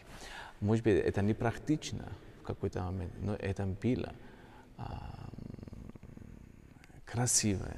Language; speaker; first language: Russian; non-native, fluent; Greek